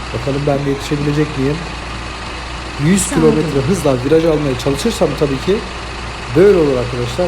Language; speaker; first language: Turkish; native; Turkish